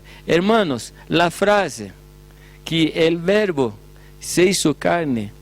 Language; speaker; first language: Spanish; non-native, fluent; Portuguese